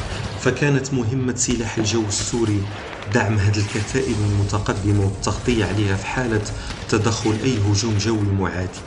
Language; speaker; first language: Arabic; native; Arabic